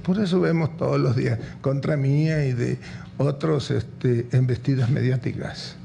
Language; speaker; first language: Spanish; native; Spanish